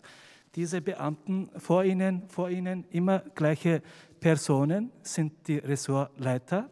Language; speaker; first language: German; non-native, fluent; Turkish